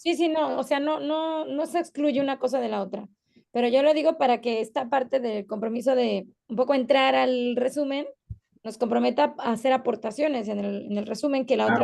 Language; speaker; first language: Spanish; native; Spanish